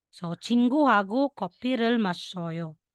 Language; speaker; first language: Korean; non-native, learner; Filipino